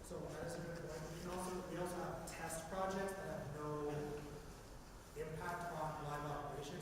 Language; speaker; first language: English; native; English